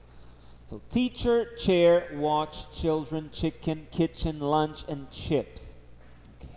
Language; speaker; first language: English; non-native, fluent; Portuguese